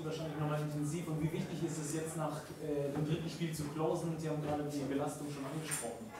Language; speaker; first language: German; native; German